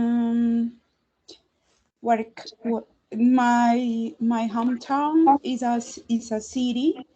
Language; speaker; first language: English; non-native, learner; Spanish